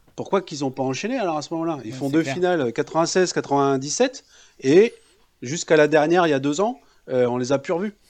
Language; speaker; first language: French; native; French